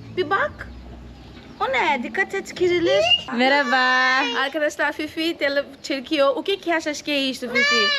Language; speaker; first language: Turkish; non-native, fluent; Portuguese